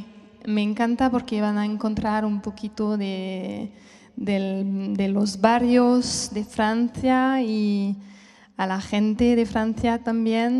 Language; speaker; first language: Spanish; non-native, fluent; French